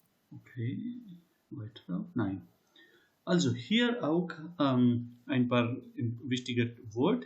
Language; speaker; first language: German; non-native, learner; Hindi